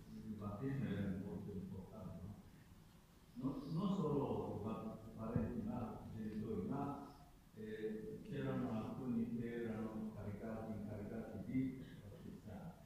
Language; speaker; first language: Italian; non-native, learner; Japanese